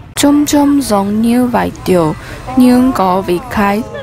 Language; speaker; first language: Vietnamese; non-native, learner; Chinese